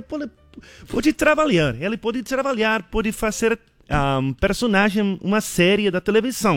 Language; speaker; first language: Portuguese; non-native, learner; Spanish